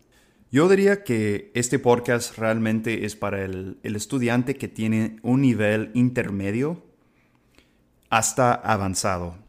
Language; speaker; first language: Spanish; non-native, fluent; English